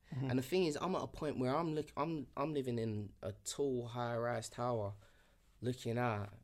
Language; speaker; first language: English; early bilingual, other home language; Yoruba